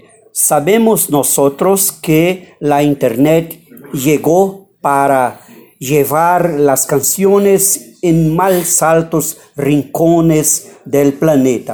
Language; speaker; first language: Spanish; non-native, fluent; Portuguese